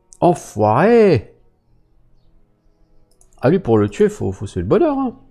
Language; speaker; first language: French; native; French